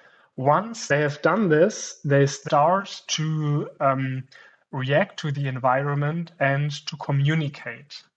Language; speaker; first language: English; non-native, fluent; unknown